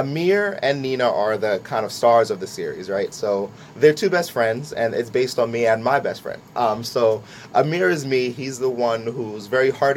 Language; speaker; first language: English; native; English